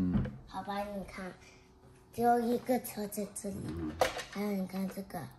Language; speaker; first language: Chinese; early bilingual, heritage; Chinese